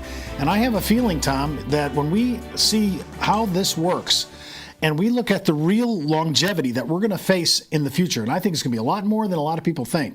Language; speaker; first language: English; native; English